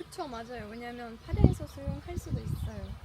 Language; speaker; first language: Korean; non-native, learner; Russian